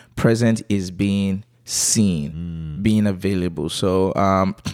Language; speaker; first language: English; non-native, local second language; Yoruba